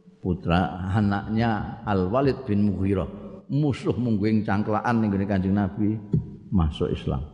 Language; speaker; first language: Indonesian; non-native, local second language; Javanese